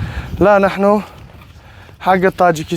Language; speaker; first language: Arabic; non-native, learner; Tajik